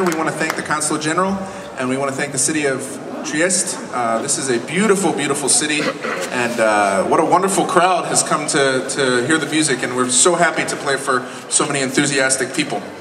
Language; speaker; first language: English; native; English